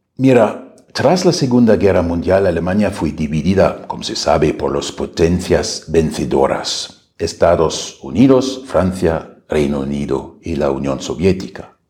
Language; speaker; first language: Spanish; non-native, fluent; German